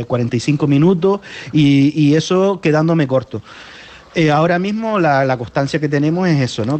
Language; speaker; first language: Spanish; native; Spanish